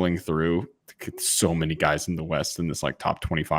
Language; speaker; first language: English; native; English